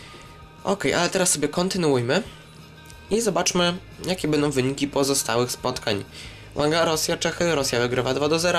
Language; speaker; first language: Polish; native; Polish